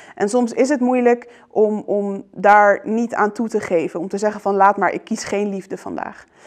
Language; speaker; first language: Dutch; early bilingual, other home language; Arabic